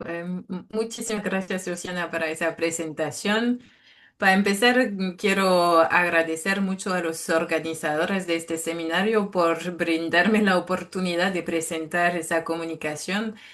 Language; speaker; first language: Spanish; non-native, fluent; French